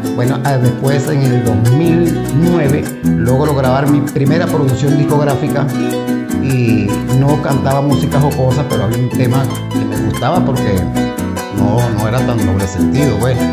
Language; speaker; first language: Spanish; native; Spanish